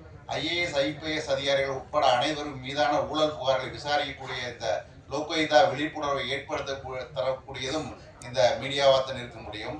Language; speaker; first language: Tamil; native; Tamil